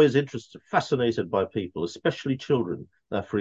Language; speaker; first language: English; native; English